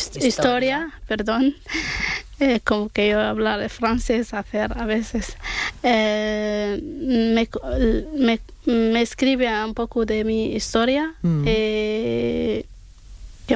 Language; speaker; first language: Spanish; non-native, learner; Arabic